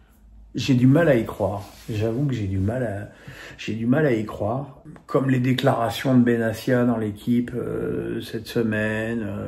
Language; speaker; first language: French; native; French